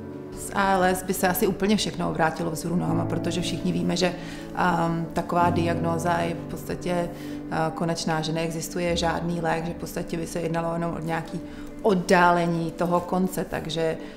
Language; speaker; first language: Czech; native; Czech